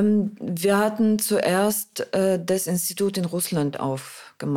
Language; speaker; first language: German; non-native, fluent; Russian